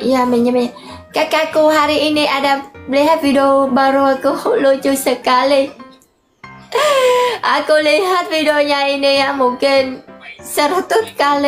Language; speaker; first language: Indonesian; non-native, learner; Vietnamese